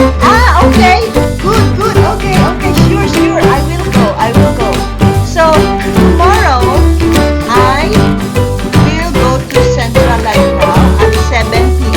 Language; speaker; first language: English; non-native, learner; Thai